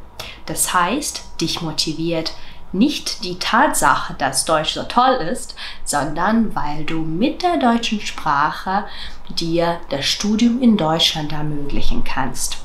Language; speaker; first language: German; non-native, fluent; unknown